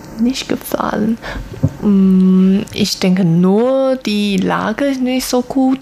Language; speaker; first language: German; non-native, learner; Chinese